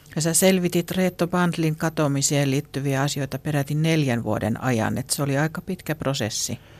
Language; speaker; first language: Finnish; native; Finnish